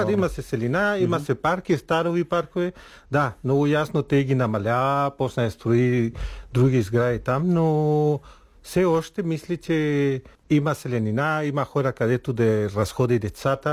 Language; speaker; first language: Bulgarian; non-native, fluent; Spanish